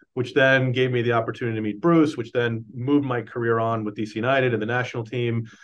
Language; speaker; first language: English; native; English